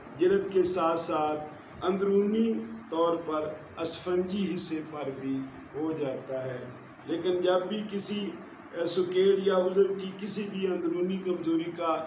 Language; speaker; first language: Urdu; non-native, local second language; Punjabi